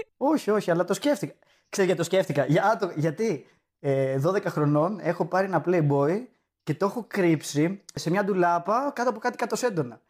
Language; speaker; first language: Greek; native; Greek